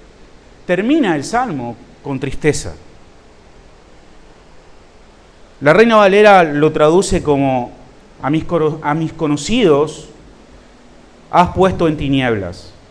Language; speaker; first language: Spanish; native; Spanish